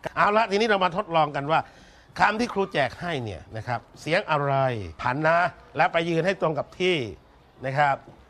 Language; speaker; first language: Thai; native; Thai